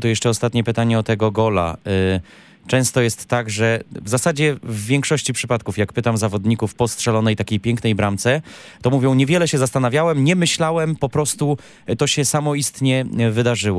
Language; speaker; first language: Polish; native; Polish